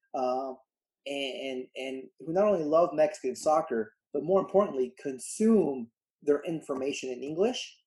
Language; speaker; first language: English; early bilingual, other home language; Spanish